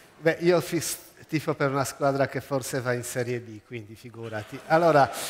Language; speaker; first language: Italian; non-native, fluent; Polish